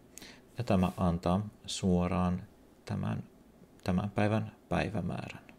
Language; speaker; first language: Finnish; non-native, local second language; Swedish